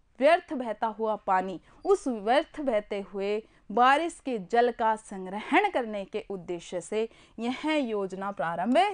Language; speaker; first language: Hindi; native; Hindi